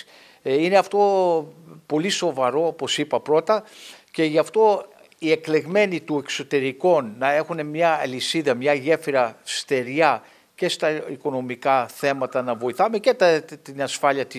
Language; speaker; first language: Greek; early bilingual, heritage; English